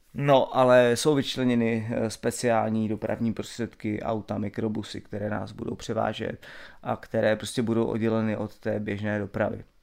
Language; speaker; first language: Czech; native; Czech